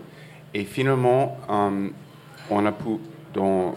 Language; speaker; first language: French; non-native, fluent; English